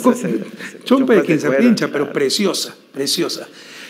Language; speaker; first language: Spanish; native; Spanish